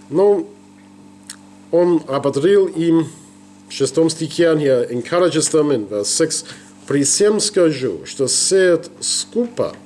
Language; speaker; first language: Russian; non-native, learner; English